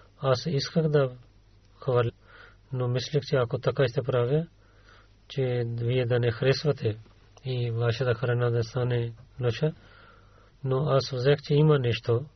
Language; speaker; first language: Bulgarian; non-native, learner; Urdu